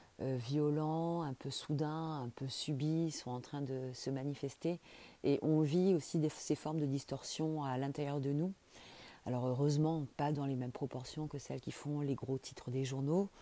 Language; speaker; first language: French; native; French